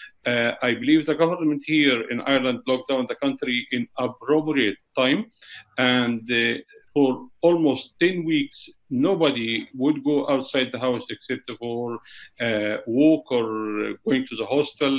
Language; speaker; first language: English; non-native, fluent; Arabic